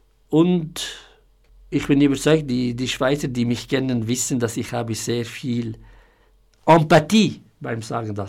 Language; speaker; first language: German; non-native, fluent; Arabic